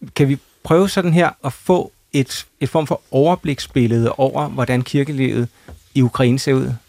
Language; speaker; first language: Danish; native; Danish